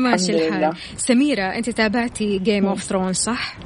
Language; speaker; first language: Arabic; native; Arabic